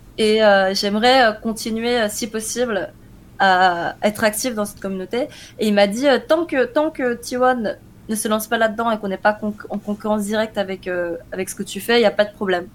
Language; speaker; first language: French; early bilingual, other home language; Korean